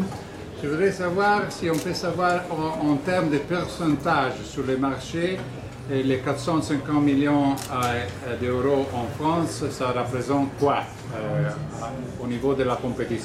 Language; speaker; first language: French; non-native, fluent; Italian